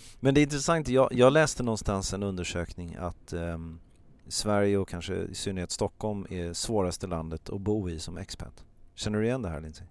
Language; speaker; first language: Swedish; native; Swedish